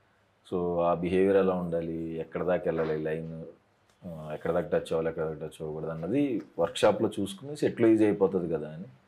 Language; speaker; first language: Telugu; native; Telugu